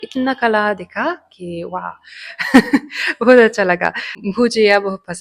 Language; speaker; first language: Hindi; non-native, fluent; Italian